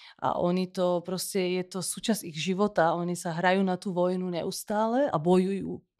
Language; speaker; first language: Slovak; early bilingual, heritage; Slovak